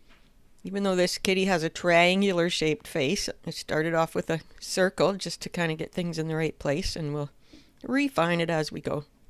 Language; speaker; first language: English; native; English